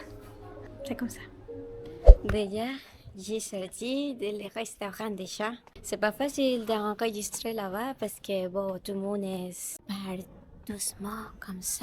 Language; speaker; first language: French; non-native, learner; Spanish